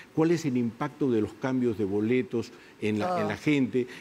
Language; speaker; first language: Spanish; native; Spanish